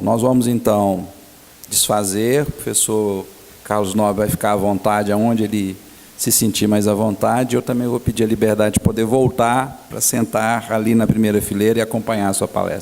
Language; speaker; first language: Portuguese; native; Portuguese